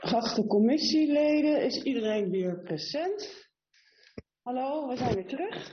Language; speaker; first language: Dutch; native; Dutch